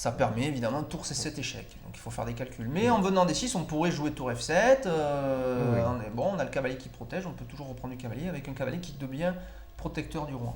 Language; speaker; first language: French; native; French